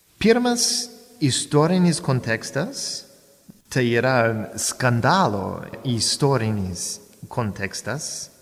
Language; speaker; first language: Lithuanian; non-native, fluent; English